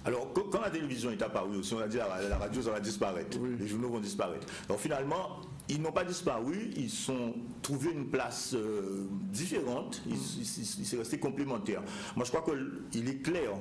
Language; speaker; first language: French; native; French